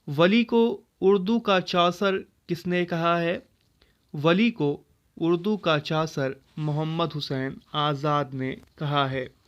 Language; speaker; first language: Urdu; native; Urdu